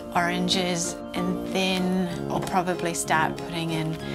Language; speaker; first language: English; native; English